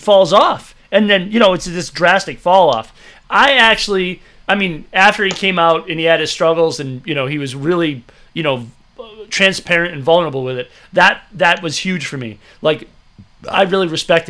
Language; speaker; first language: English; native; English